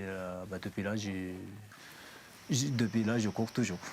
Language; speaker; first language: French; non-native, fluent; Sherpa